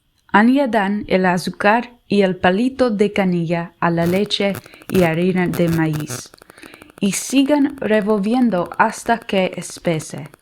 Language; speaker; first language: Spanish; non-native, learner; English